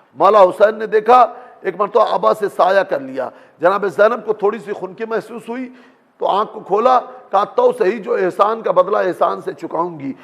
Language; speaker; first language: Urdu; native; Urdu